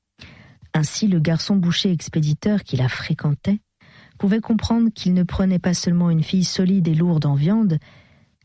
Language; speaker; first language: French; native; French